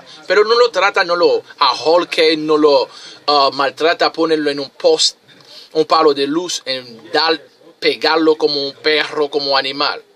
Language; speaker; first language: Spanish; non-native, fluent; Haitian Creole